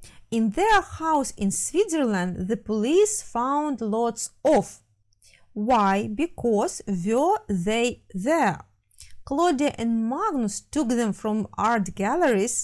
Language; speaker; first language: English; non-native, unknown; Ukrainian